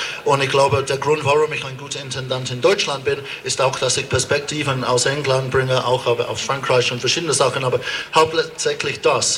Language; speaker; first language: German; non-native, fluent; English